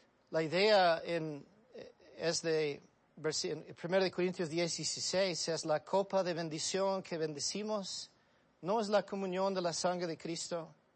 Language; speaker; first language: Spanish; non-native, fluent; English